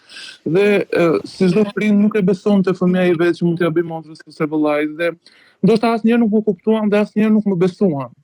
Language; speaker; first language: Albanian; native; Albanian